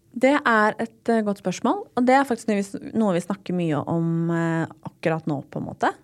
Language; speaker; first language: Norwegian; native; Norwegian